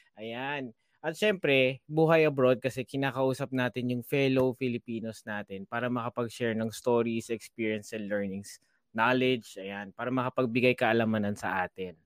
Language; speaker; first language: Filipino; native; Filipino